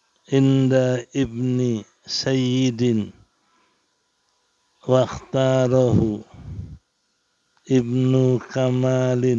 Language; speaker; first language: Arabic; non-native, fluent; Indonesian